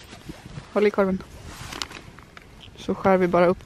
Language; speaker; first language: Swedish; native; Swedish